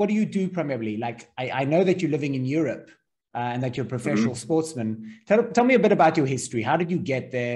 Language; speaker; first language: English; native; English